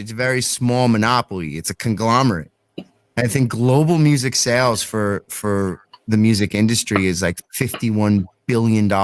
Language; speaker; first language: English; native; English